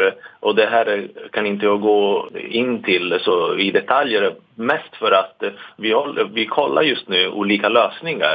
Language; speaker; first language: Swedish; non-native, fluent; Italian